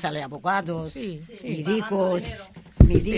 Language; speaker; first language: Spanish; non-native, learner; Arabic